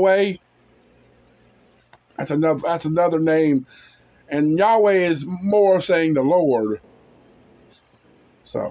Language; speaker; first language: English; native; English